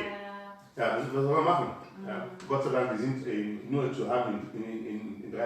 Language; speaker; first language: German; non-native, learner; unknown